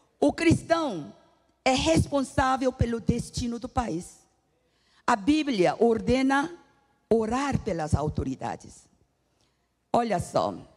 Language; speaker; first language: Portuguese; non-native, fluent; Korean